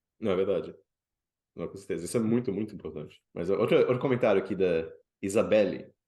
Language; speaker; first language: Portuguese; native; Portuguese